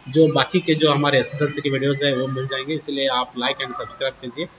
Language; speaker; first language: Hindi; non-native, local second language; Kannada